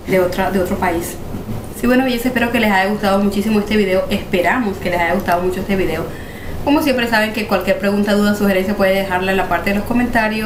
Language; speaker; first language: Spanish; native; Spanish